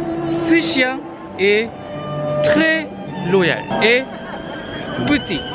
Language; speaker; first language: French; non-native, learner; Korean